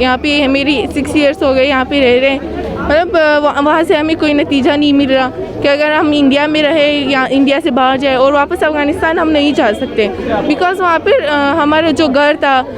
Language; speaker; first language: Hindi; non-native, fluent; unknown